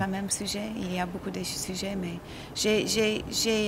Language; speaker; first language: French; non-native, learner; English